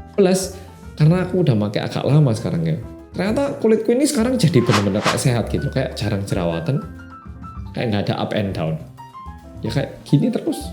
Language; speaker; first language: Indonesian; non-native, fluent; Korean